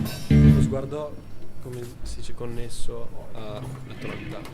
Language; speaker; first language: Italian; native; Italian